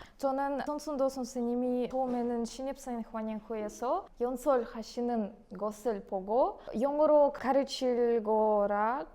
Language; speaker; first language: Korean; non-native, fluent; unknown